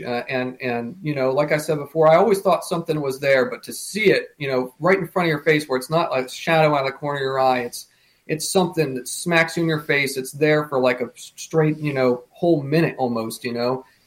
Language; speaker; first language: English; native; English